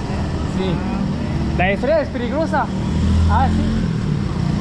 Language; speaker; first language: Spanish; non-native, learner; French